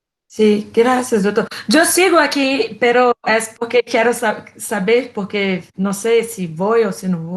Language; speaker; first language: Spanish; non-native, learner; Portuguese